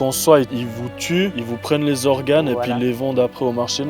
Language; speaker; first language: French; native; French